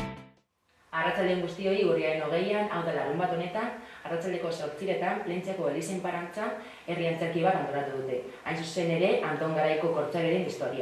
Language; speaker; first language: Basque; native; Basque